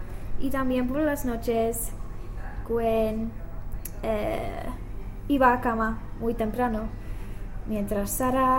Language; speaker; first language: Spanish; non-native, learner; English